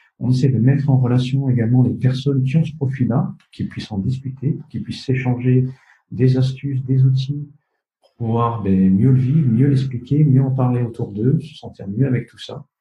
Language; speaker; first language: French; native; French